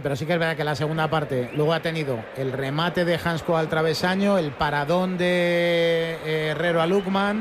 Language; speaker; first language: Spanish; native; Spanish